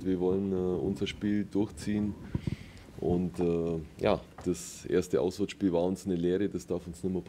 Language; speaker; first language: German; native; German